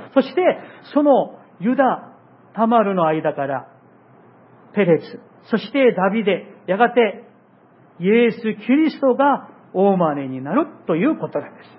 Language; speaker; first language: Japanese; non-native, fluent; Korean